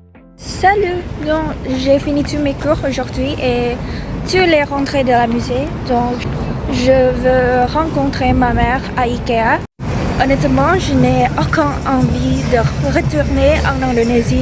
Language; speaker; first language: French; non-native, learner; Indonesian